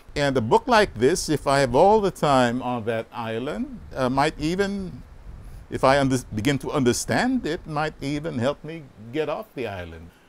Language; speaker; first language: English; non-native, local second language; Filipino